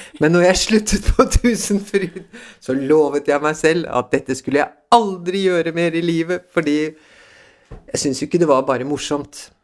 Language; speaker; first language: Norwegian; early bilingual, other home language; Swedish